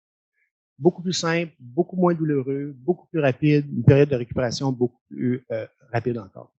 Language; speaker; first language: French; native; French